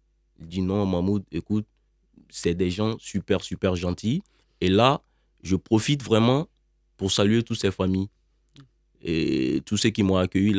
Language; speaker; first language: French; non-native, local second language; Bambara